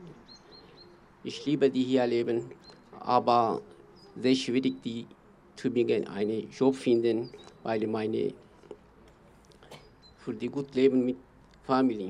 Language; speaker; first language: German; non-native, learner; Kurdish